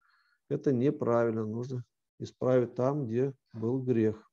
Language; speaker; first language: Russian; native; Russian